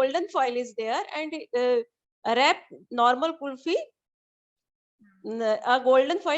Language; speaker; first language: English; non-native, learner; Hindi